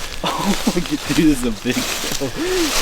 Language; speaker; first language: English; native; English